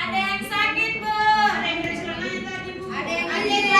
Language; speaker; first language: Indonesian; native; Indonesian